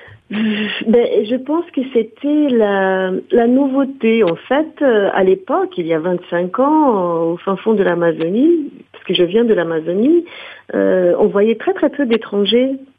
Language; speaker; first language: French; non-native, fluent; Portuguese